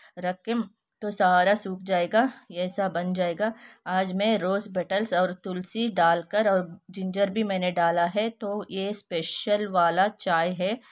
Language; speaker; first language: Hindi; non-native, local second language; Kannada